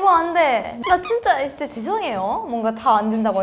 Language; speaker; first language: Korean; non-native, fluent; Japanese